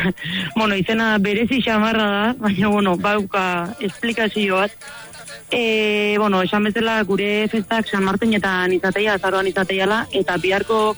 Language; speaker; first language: Basque; native; Basque